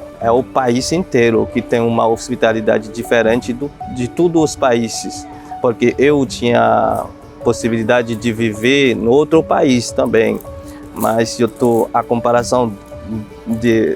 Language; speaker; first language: Portuguese; non-native, fluent; Haitian Creole